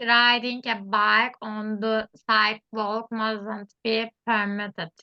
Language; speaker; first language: English; non-native, learner; Turkish